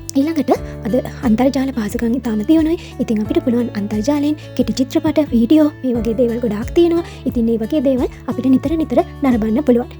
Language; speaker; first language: Sinhala; native; Sinhala